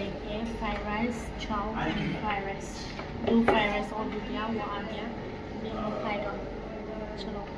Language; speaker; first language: Hindi; non-native, local second language; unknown